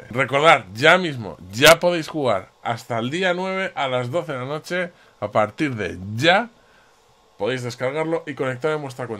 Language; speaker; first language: Spanish; native; Spanish